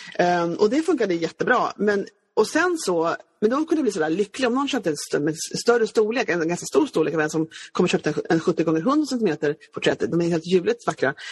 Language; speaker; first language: Swedish; native; Swedish